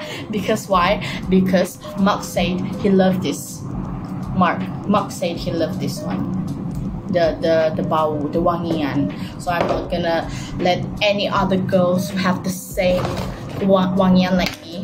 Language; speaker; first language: English; non-native, local second language; Malay